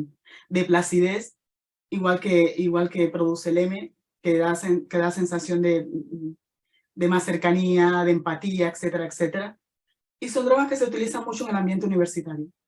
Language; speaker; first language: Spanish; native; Spanish